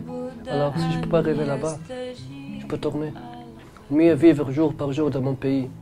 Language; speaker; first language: French; non-native, local second language; Arabic